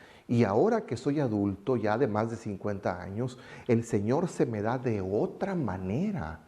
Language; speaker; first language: Spanish; native; Spanish